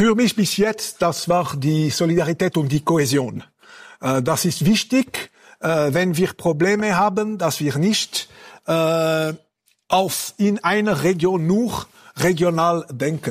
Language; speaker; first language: German; non-native, local second language; French